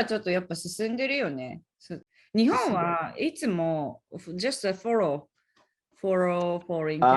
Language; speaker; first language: Japanese; native; Japanese